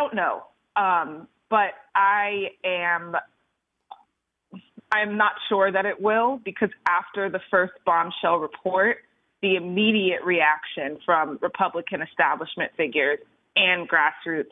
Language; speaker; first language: English; native; English